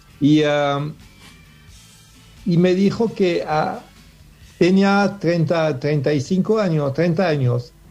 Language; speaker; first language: Spanish; non-native, learner; French